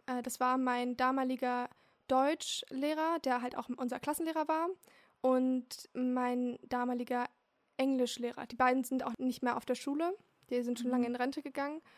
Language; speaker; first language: German; early bilingual, other home language; Turkish